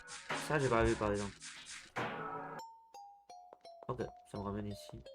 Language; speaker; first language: French; native; French